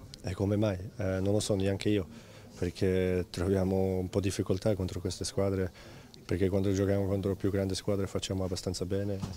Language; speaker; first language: Italian; non-native, fluent; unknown